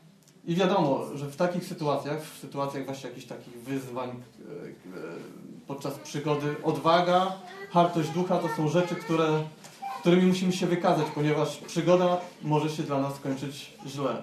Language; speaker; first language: Polish; native; Polish